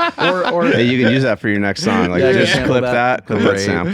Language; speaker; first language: English; native; English